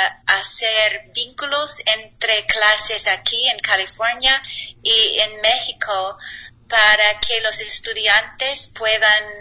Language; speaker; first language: Spanish; non-native, learner; English